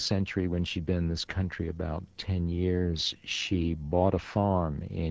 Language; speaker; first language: English; early bilingual, other home language; Yiddish